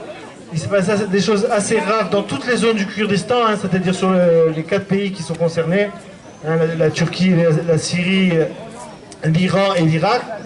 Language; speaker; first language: French; native; French